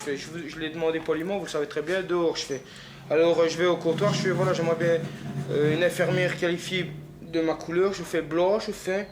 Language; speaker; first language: French; native; French